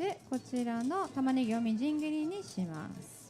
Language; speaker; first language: Japanese; native; Japanese